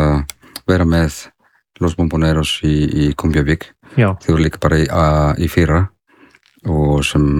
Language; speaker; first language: Icelandic; non-native, learner; Spanish